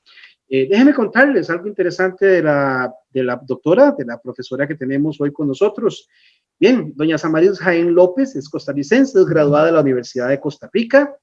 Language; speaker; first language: Spanish; native; Spanish